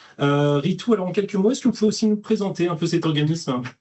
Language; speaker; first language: French; native; French